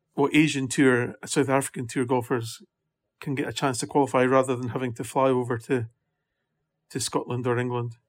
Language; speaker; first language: English; native; English